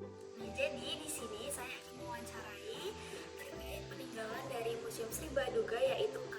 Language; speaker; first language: Indonesian; native; Indonesian